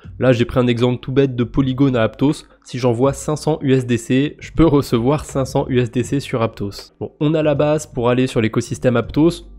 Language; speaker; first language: French; native; French